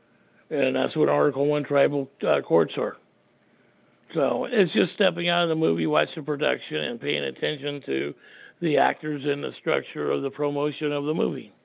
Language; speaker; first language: English; native; English